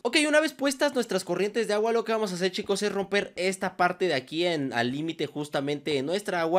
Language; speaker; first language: Spanish; native; Spanish